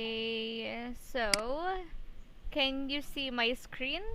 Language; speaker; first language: English; non-native, fluent; Filipino